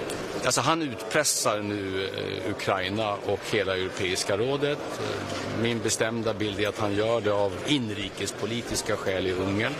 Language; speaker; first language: Swedish; native; Swedish